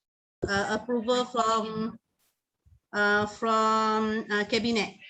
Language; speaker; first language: English; non-native, learner; Malay